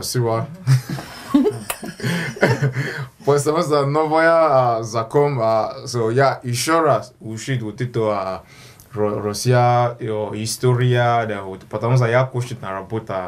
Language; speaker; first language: Russian; non-native, learner; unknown